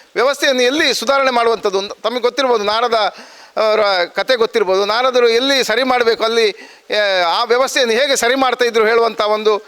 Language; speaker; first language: Kannada; native; Kannada